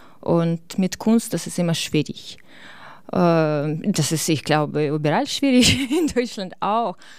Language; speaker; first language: German; non-native, learner; Ukrainian